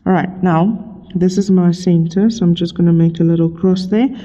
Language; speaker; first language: English; non-native, local second language; Afrikaans